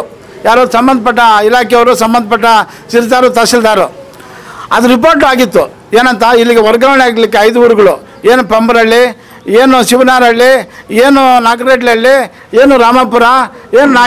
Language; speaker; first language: Kannada; native; Kannada